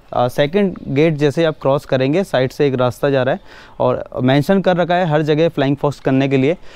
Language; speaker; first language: Hindi; native; Hindi